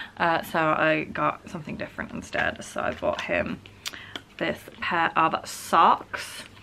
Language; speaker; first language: English; native; English